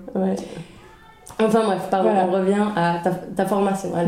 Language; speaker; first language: French; early bilingual, other home language; Swedish